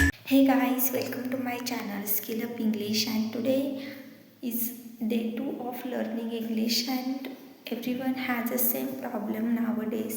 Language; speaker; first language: English; non-native, learner; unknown